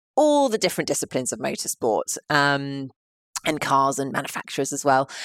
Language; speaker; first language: English; native; English